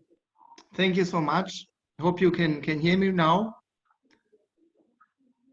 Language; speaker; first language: English; non-native, fluent; German